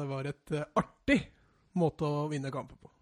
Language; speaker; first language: Norwegian; native; Norwegian